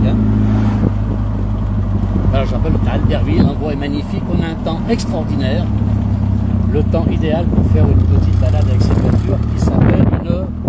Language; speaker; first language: French; native; French